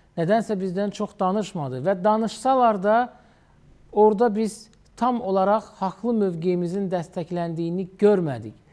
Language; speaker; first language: Azerbaijani; native; Azerbaijani